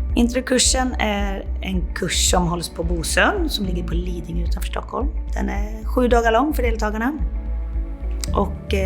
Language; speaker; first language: Swedish; native; Swedish